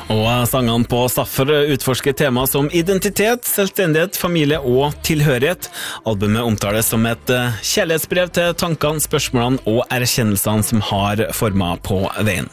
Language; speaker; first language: Norwegian; native; Norwegian